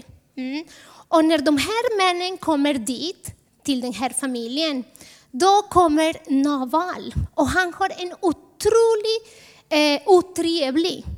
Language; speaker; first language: Swedish; non-native, fluent; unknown